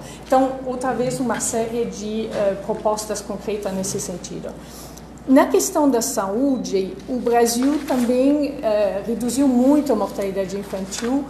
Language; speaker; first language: Portuguese; non-native, fluent; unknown